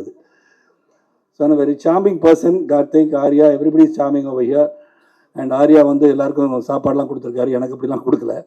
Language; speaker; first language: Tamil; native; Tamil